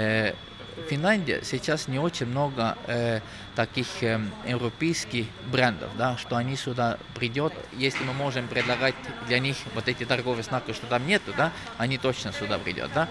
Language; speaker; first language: Russian; non-native, local second language; Estonian